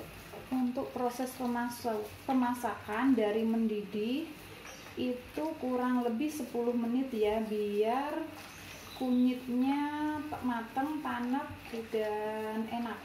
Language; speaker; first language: Indonesian; non-native, local second language; Javanese